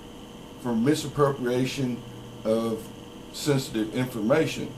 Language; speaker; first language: English; native; English